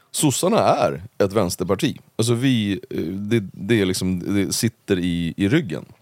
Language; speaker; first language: Swedish; native; Swedish